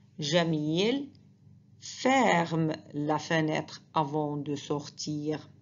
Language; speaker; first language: French; non-native, fluent; Arabic